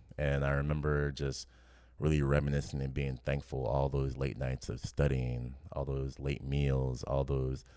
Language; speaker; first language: English; native; English